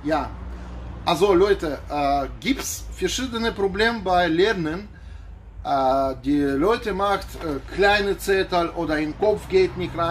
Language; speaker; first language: German; non-native, learner; Russian